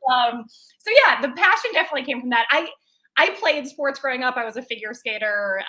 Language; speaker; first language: English; native; English